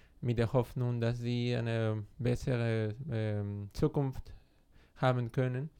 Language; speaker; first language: German; non-native, fluent; Spanish